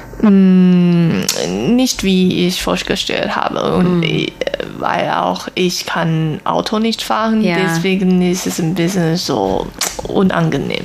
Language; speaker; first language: German; non-native, learner; Chinese